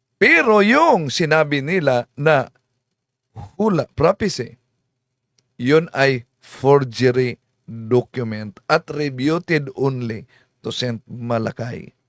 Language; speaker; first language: Filipino; non-native, local second language; Cebuano